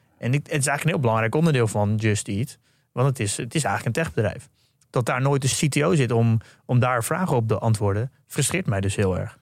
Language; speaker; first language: Dutch; native; Dutch